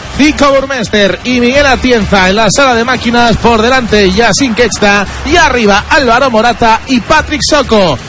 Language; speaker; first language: Spanish; native; Spanish